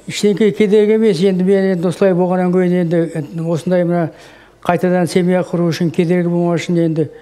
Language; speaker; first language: Kazakh; native; Kazakh